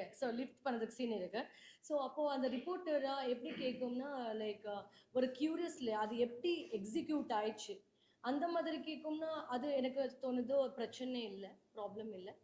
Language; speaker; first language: Tamil; non-native, learner; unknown